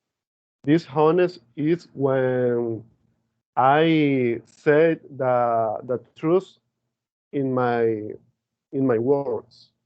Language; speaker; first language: English; non-native, learner; Spanish